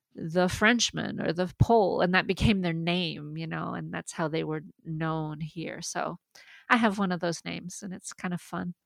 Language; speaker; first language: English; early bilingual, other home language; French